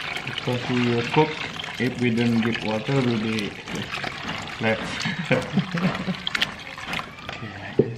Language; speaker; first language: English; non-native, learner; Balinese